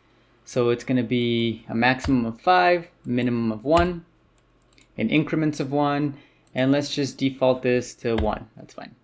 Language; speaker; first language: English; native; English